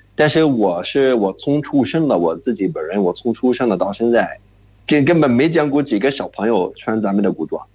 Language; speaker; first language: Chinese; non-native, fluent; Arabic